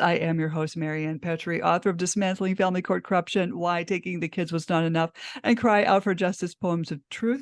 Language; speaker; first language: English; native; English